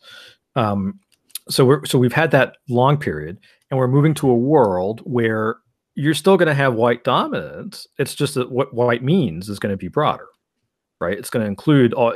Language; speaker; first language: English; early bilingual, other home language; Spanish